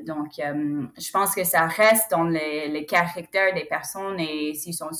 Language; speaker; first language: French; non-native, fluent; English